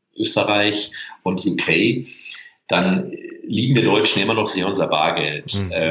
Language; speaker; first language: German; native; German